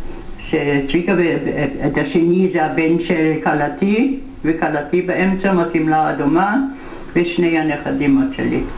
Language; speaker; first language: Hebrew; non-native, fluent; German